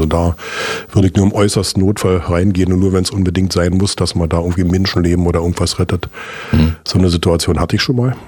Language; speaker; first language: German; native; German